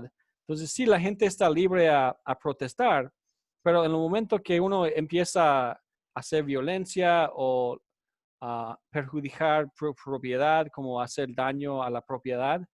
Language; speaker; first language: Spanish; non-native, fluent; English